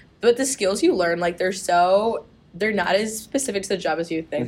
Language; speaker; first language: English; native; English